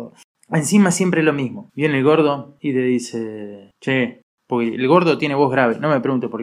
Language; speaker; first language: Spanish; native; Spanish